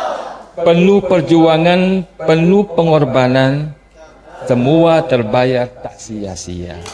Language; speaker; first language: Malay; non-native, fluent; Javanese